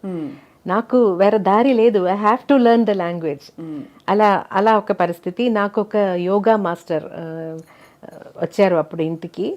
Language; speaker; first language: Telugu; non-native, fluent; Malayalam